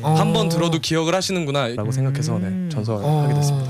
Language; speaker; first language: Korean; early bilingual, other home language; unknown